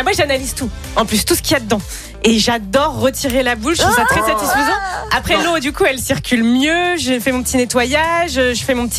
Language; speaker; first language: French; native; French